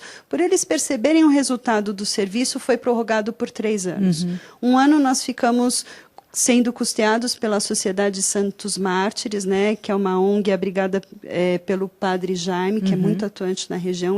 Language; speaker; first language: Portuguese; native; Portuguese